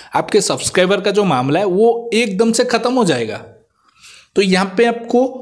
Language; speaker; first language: Hindi; non-native, local second language; Odia